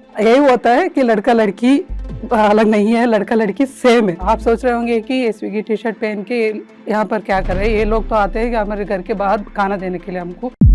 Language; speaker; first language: Hindi; non-native, local second language; Kannada